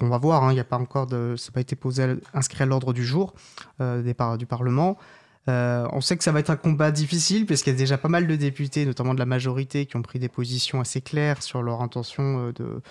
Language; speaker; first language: French; native; French